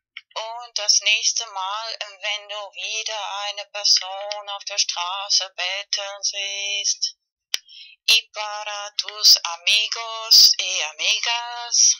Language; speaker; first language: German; non-native, fluent; Spanish